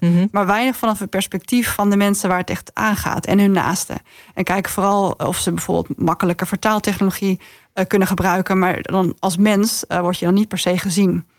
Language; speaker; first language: Dutch; native; Dutch